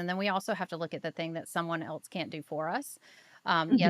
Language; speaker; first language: English; native; English